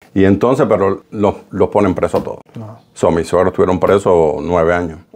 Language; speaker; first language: Spanish; native; Spanish